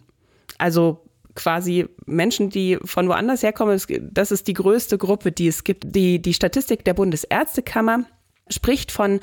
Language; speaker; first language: German; native; German